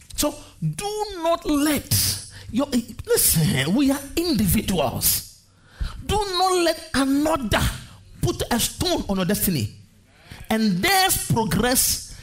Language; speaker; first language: English; non-native, local second language; Akan